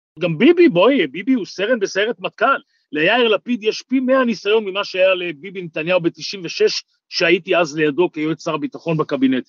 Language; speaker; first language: Hebrew; native; Hebrew